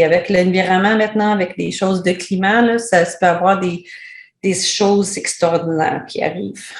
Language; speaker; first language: French; non-native, learner; English